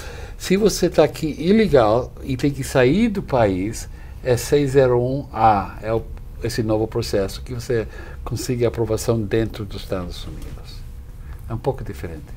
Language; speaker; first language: Portuguese; non-native, fluent; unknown